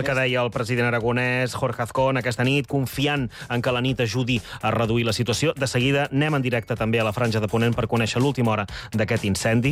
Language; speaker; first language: Catalan; native; Catalan